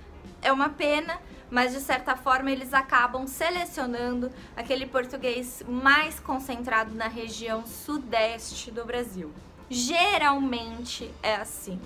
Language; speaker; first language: Portuguese; native; Portuguese